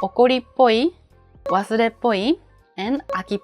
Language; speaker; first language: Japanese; native; Japanese